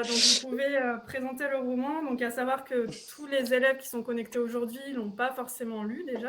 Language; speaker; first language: French; native; French